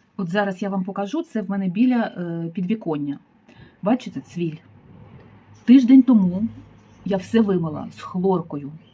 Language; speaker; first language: Ukrainian; native; Ukrainian